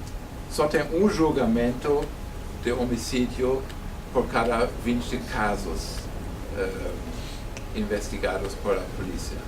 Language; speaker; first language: Portuguese; non-native, fluent; German